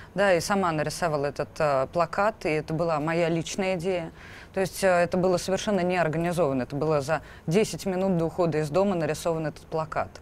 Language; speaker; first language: Russian; native; Russian